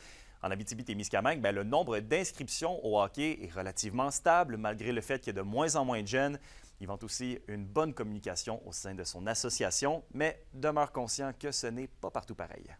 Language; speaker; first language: French; native; French